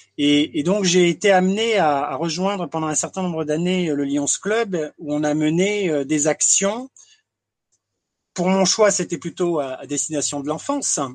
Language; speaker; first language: French; native; French